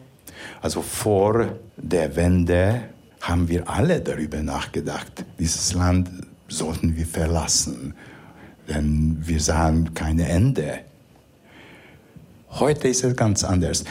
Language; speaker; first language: German; non-native, fluent; Hungarian